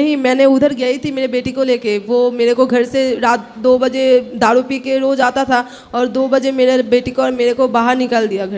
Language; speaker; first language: Hindi; non-native, local second language; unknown